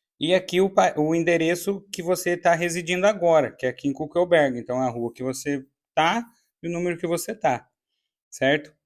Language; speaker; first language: Portuguese; native; Portuguese